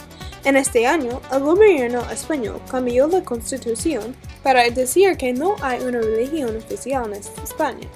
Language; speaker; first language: Spanish; non-native, learner; English